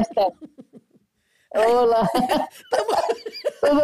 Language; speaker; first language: Spanish; non-native, learner; Portuguese